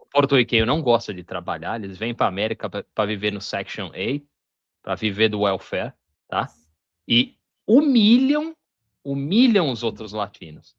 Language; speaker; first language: Portuguese; native; Portuguese